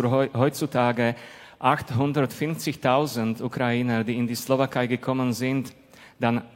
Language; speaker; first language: German; non-native, fluent; Slovak